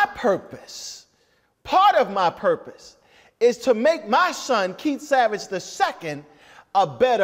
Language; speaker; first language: English; native; English